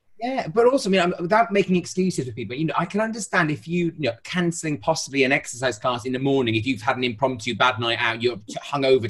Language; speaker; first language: English; native; English